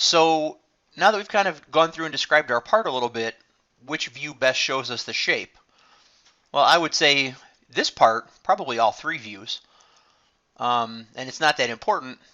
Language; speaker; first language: English; native; English